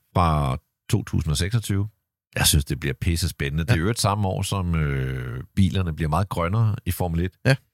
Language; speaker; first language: Danish; native; Danish